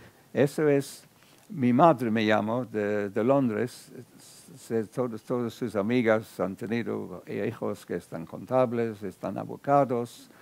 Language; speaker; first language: Spanish; non-native, fluent; English